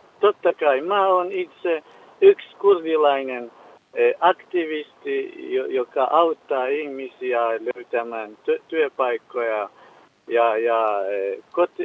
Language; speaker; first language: Finnish; non-native, learner; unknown